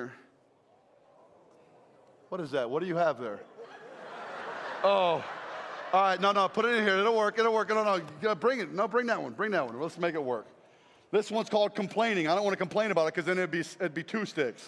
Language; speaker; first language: English; native; English